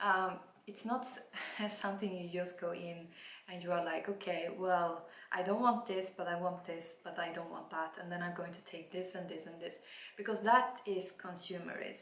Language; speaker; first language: English; non-native, fluent; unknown